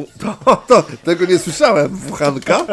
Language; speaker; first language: Polish; native; Polish